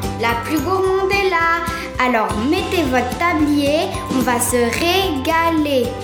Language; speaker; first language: French; native; French